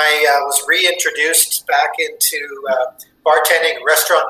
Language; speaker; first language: English; native; English